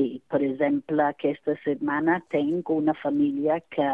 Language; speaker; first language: Catalan; non-native, fluent; English